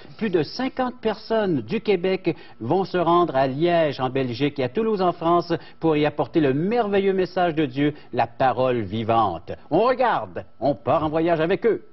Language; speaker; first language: French; native; French